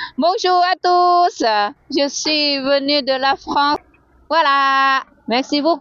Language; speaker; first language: French; non-native, learner; Thai